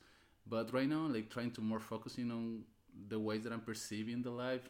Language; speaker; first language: English; non-native, fluent; Spanish